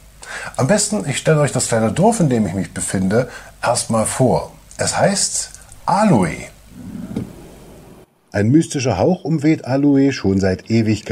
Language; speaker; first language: German; native; German